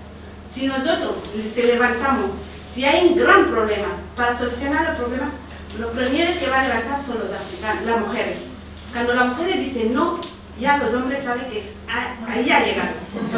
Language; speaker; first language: Spanish; non-native, learner; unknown